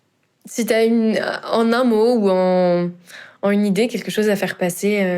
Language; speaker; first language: French; native; French